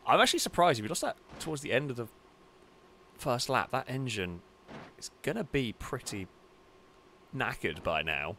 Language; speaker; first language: English; native; English